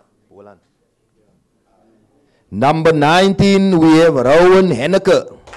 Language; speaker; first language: English; non-native, local second language; Afrikaans